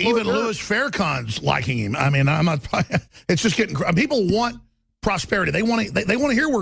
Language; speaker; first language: English; native; English